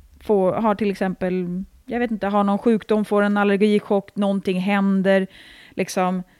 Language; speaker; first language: Swedish; native; Swedish